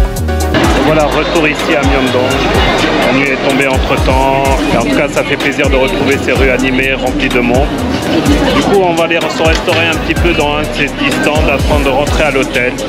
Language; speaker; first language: French; native; French